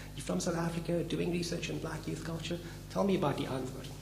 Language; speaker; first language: English; native; English